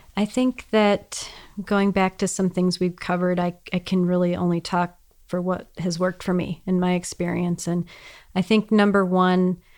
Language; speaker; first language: English; native; English